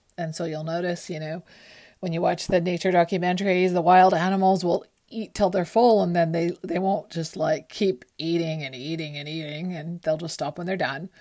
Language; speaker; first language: English; early bilingual, other home language; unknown